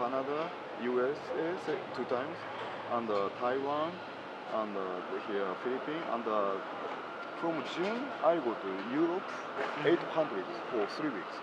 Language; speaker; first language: English; non-native, learner; Japanese